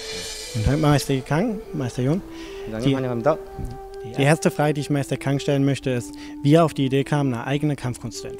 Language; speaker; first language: German; native; German